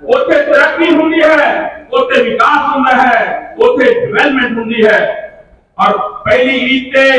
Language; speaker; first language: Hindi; non-native, local second language; Punjabi